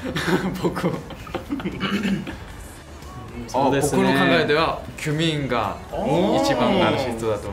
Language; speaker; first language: Japanese; non-native, learner; Korean